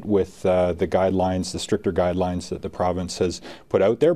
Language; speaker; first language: English; native; English